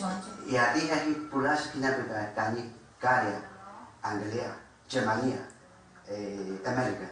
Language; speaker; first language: Greek; non-native, learner; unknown